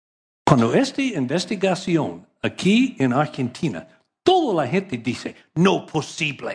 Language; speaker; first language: Spanish; non-native, learner; English